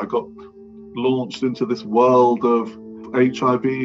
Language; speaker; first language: English; native; English